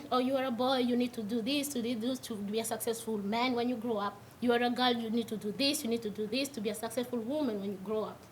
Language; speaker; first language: English; non-native, local second language; Swahili